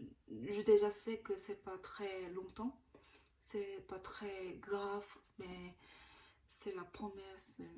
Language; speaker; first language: French; non-native, learner; Korean